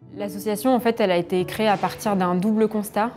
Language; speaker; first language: French; native; French